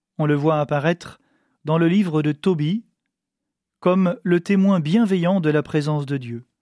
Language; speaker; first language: French; native; French